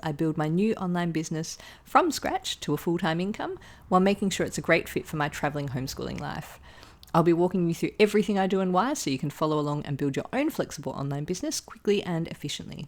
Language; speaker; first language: English; native; English